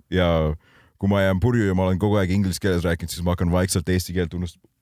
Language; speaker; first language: Estonian; early bilingual, heritage; Estonian